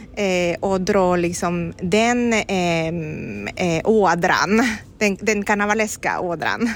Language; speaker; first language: Swedish; non-native, fluent; Spanish